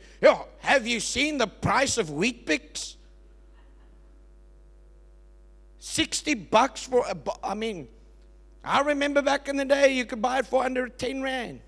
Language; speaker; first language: English; native; English